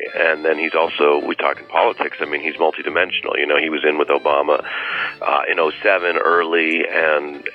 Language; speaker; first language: English; native; English